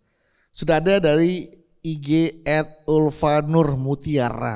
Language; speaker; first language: Indonesian; native; Indonesian